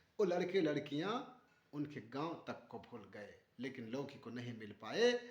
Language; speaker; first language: Hindi; non-native, local second language; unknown